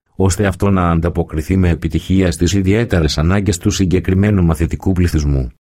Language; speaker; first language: Greek; native; Greek